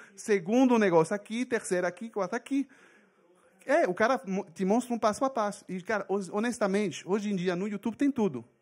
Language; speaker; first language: Portuguese; non-native, fluent; French